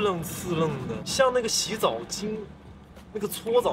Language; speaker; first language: Chinese; native; Chinese